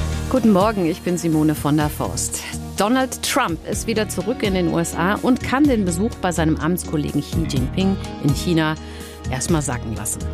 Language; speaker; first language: German; native; German